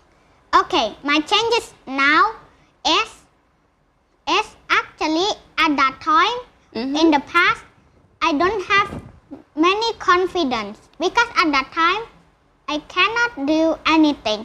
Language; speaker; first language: English; non-native, learner; Indonesian